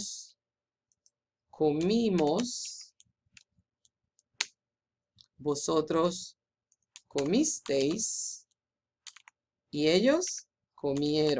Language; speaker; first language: Spanish; non-native, fluent; English